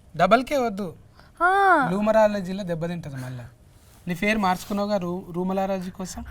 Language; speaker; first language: Telugu; native; Telugu